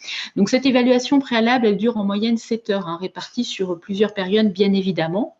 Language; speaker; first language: French; native; French